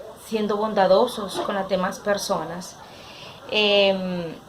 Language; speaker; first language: Spanish; native; Spanish